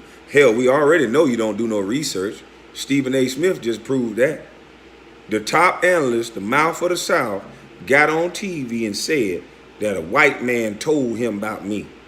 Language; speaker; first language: English; native; English